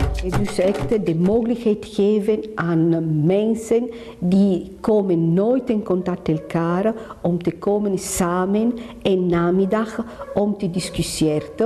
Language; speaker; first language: Dutch; non-native, local second language; French